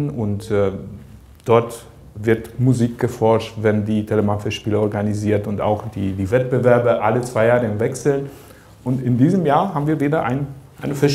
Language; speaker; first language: German; native; German